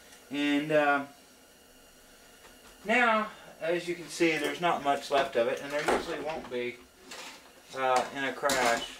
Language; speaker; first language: English; native; English